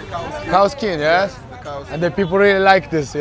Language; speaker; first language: English; non-native, learner; Polish